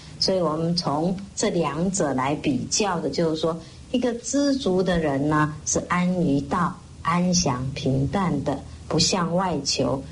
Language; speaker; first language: Chinese; native; Chinese